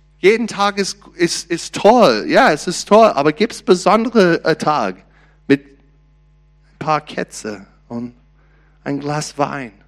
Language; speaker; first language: German; non-native, learner; English